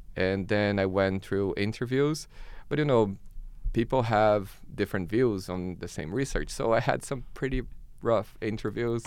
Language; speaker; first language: English; non-native, fluent; Portuguese